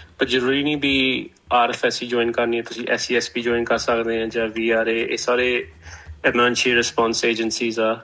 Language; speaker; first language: Punjabi; early bilingual, heritage; Punjabi